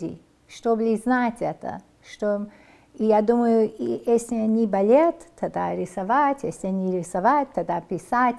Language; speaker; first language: Russian; early bilingual, heritage; Russian